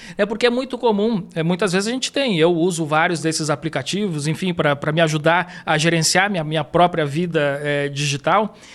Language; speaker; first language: Portuguese; native; Portuguese